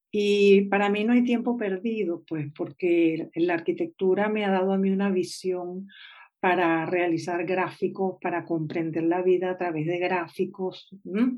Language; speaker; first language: Spanish; native; Spanish